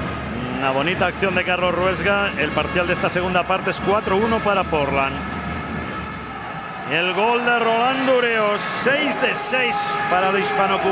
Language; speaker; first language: Spanish; native; Spanish